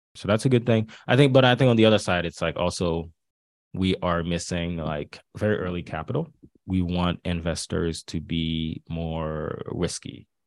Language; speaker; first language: English; early bilingual, other home language; Haitian Creole